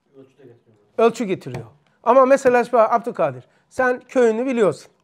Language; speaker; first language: Turkish; native; Turkish